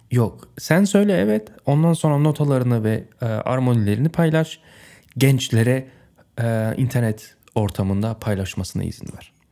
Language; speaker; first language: Turkish; native; Turkish